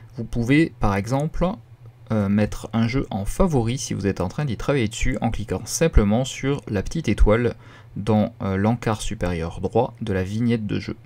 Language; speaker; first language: French; native; French